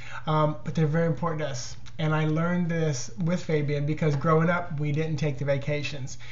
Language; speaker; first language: English; native; English